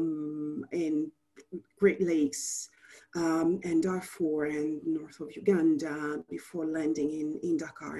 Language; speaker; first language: English; non-native, fluent; Italian